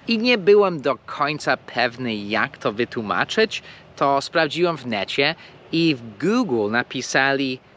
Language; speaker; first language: Polish; early bilingual, heritage; English